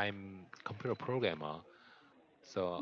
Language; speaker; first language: English; non-native, learner; Korean